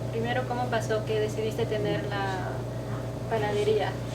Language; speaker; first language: Spanish; non-native, fluent; Portuguese